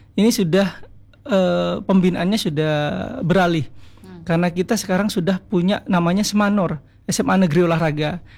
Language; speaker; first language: Indonesian; non-native, local second language; Madurese